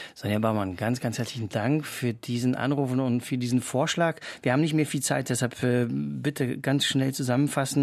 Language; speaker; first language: German; native; German